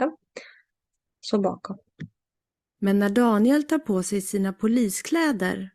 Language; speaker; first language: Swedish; non-native, learner; Ukrainian